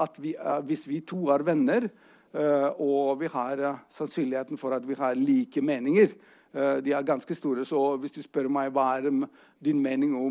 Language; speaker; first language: Norwegian; non-native, fluent; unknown